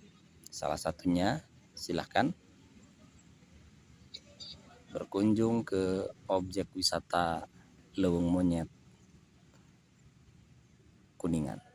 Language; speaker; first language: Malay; non-native, local second language; Sundanese